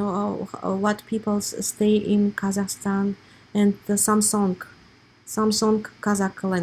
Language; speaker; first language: English; non-native, learner; Russian